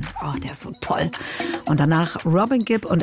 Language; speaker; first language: German; native; German